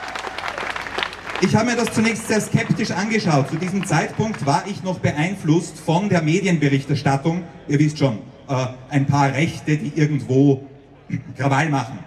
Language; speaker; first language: German; native; German